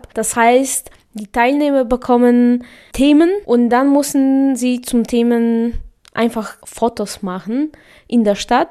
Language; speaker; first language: German; non-native, fluent; Polish